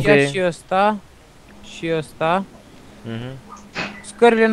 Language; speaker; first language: Romanian; native; Romanian